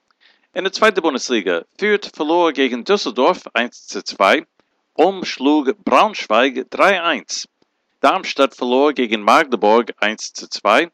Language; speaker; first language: German; early bilingual, heritage; English